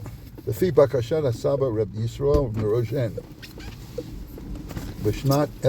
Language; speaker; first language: Hebrew; non-native, fluent; English